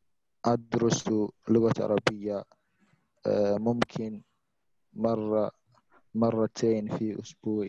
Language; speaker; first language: Arabic; non-native, learner; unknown